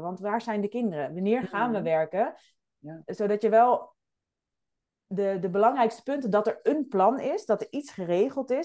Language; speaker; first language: Dutch; native; Dutch